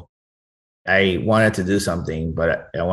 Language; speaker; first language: English; native; English